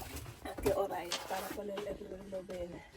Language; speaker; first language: Spanish; non-native, learner; Filipino